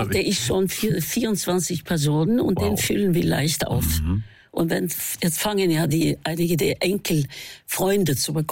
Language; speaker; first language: German; non-native, fluent; Norwegian